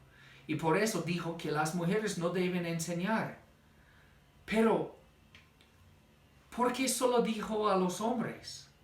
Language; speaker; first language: Spanish; non-native, fluent; English